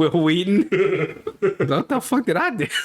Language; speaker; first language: English; native; English